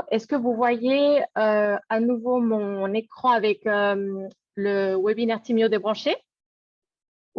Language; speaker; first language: French; native; French